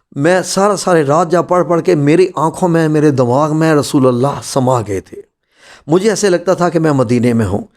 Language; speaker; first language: Urdu; non-native, local second language; Punjabi